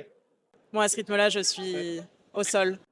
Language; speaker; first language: French; native; French